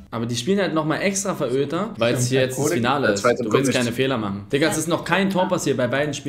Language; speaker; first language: German; native; German